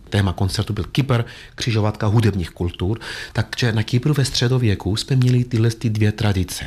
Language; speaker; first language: Czech; non-native, fluent; Greek